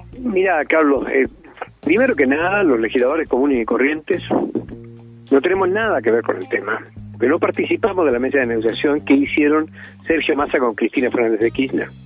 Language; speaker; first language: Spanish; native; Spanish